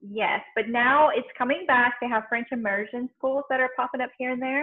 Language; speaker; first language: English; native; English